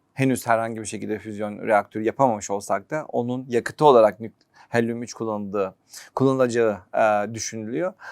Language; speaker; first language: Turkish; native; Turkish